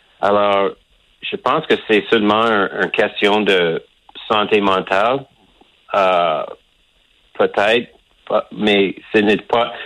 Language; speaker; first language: French; non-native, local second language; English